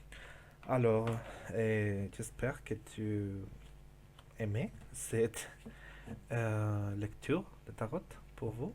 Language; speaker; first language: French; non-native, learner; Spanish